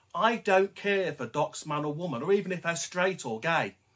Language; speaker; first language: English; native; English